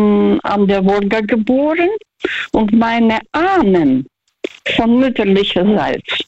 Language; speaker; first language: German; non-native, fluent; Russian